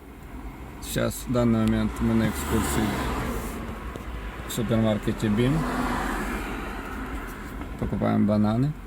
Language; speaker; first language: Russian; native; Russian